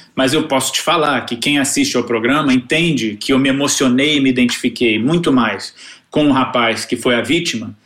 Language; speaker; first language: Portuguese; native; Portuguese